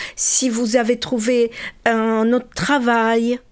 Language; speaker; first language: French; non-native, fluent; Russian